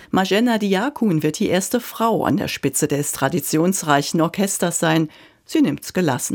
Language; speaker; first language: German; native; German